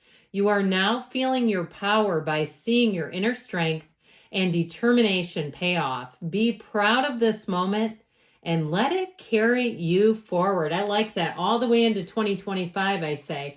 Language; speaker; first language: English; native; English